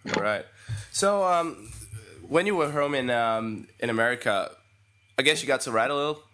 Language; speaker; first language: English; non-native, fluent; Danish